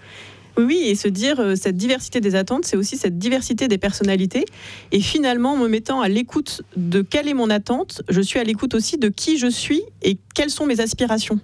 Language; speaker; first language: French; native; French